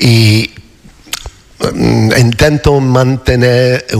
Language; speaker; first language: Spanish; non-native, fluent; English